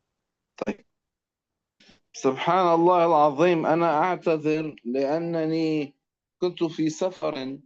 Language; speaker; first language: Arabic; native; Arabic